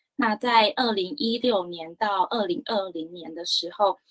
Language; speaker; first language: Chinese; native; Chinese